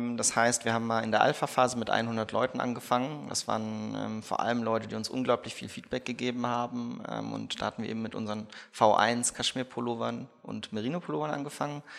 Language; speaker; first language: German; early bilingual, other home language; Russian